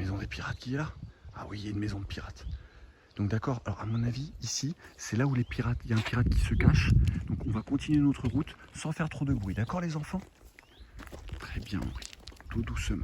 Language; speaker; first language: French; native; French